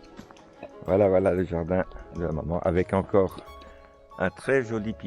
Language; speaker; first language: French; native; French